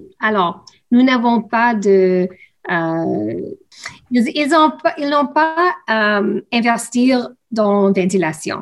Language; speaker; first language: French; non-native, learner; English